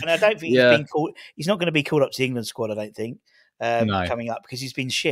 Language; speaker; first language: English; native; English